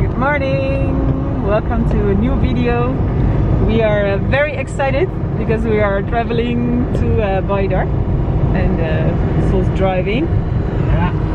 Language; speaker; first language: English; non-native, fluent; Dutch